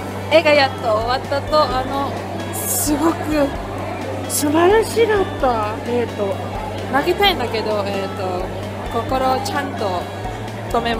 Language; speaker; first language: Japanese; non-native, learner; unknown